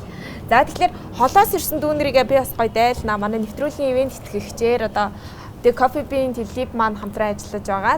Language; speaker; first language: Mongolian; native; Mongolian